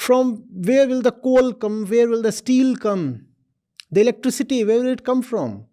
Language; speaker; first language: English; non-native, local second language; Hindi